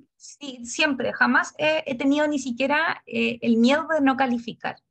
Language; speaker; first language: Spanish; native; Spanish